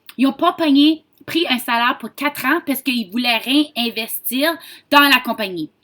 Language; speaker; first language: French; native; French